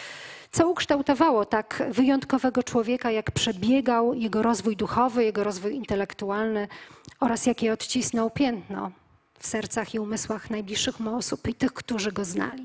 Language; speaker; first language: Polish; native; Polish